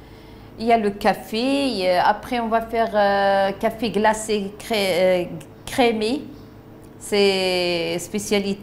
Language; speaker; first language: French; non-native, local second language; Arabic